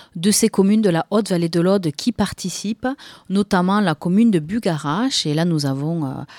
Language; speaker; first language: French; native; French